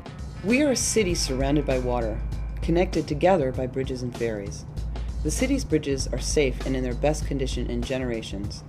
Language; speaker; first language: English; native; English